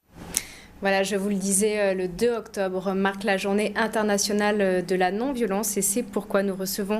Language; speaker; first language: French; native; French